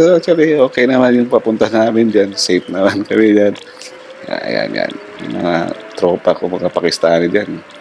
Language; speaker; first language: Filipino; non-native, local second language; Hiligaynon